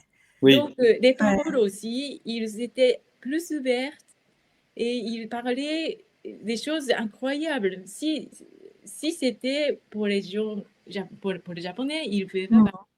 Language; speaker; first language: French; non-native, fluent; Japanese